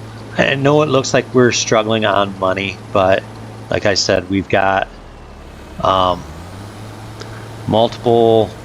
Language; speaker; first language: English; native; English